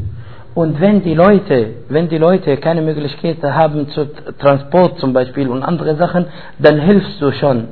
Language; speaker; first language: German; non-native, fluent; Arabic